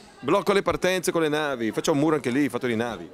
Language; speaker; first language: Italian; native; Italian